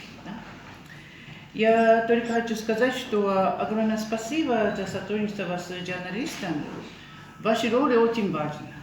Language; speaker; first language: Russian; non-native, learner; Japanese